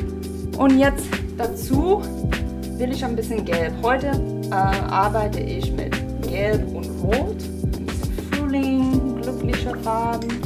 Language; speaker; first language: German; non-native, fluent; English